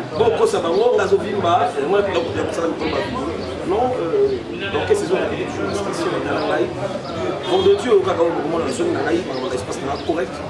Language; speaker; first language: Lingala; native; Lingala